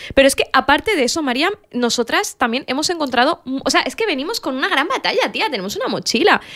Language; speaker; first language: Spanish; early bilingual, other home language; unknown